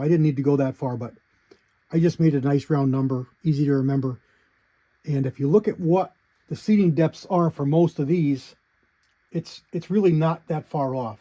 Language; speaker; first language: English; native; English